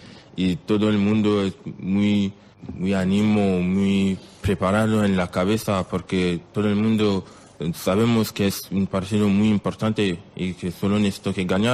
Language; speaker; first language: Spanish; non-native, learner; French